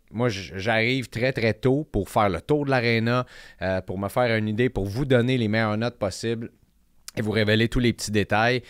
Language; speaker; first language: French; native; French